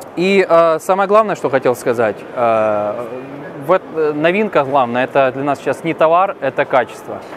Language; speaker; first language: Russian; native; Russian